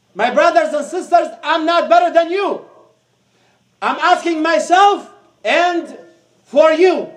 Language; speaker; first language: English; non-native, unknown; Arabic